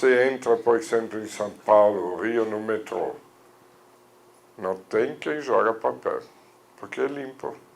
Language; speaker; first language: Portuguese; non-native, fluent; German